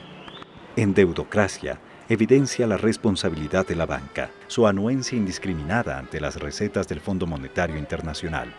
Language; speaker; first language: Spanish; native; Spanish